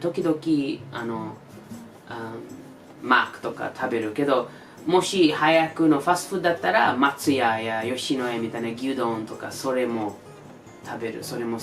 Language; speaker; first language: Japanese; non-native, learner; English